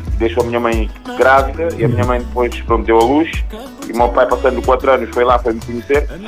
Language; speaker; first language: Portuguese; non-native, local second language; Kabuverdianu